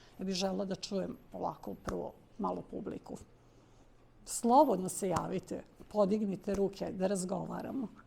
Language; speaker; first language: Bosnian; non-native, local second language; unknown